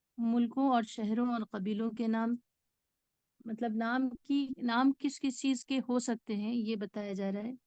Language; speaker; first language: Urdu; native; Urdu